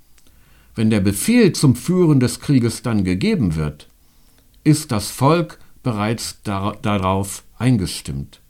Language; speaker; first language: German; native; German